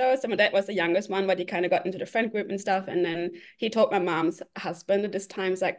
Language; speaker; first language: English; non-native, fluent; German